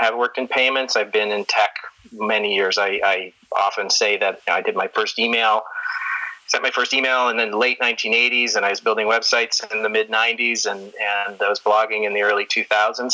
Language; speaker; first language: English; native; English